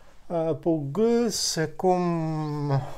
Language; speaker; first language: French; non-native, learner; Ukrainian